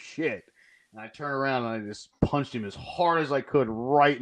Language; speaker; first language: English; native; English